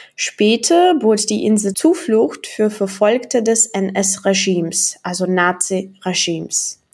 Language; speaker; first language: German; non-native, fluent; Czech